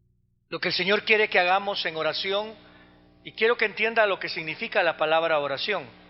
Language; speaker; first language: Spanish; native; Spanish